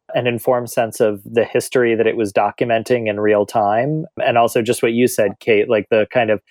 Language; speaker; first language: English; native; English